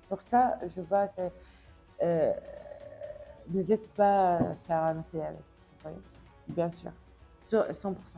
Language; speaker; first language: French; non-native, learner; Arabic